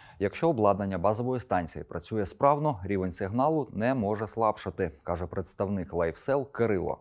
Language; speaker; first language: Ukrainian; native; Ukrainian